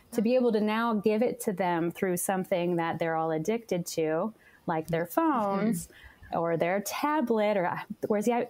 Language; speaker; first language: English; native; English